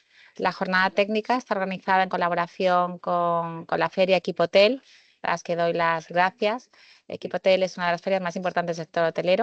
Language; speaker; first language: Spanish; native; Spanish